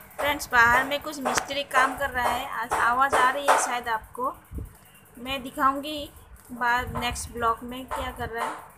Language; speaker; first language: Hindi; non-native, local second language; Assamese